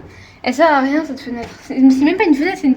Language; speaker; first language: French; native; French